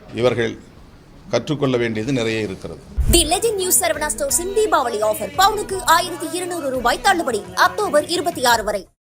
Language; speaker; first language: Tamil; native; Tamil